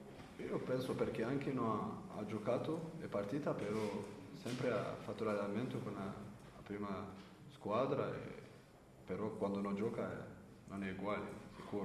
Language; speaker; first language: Italian; non-native, learner; French